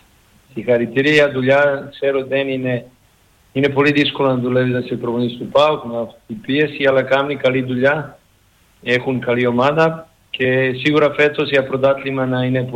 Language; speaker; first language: Greek; non-native, learner; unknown